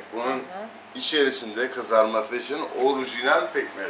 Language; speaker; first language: Turkish; native; Turkish